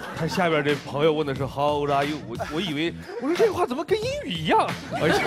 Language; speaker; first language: Chinese; native; Chinese